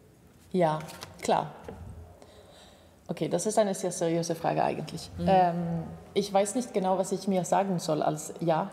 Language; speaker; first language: German; non-native, fluent; Swedish